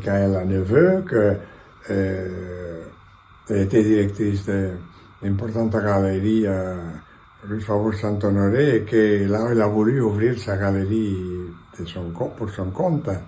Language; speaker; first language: French; non-native, fluent; Catalan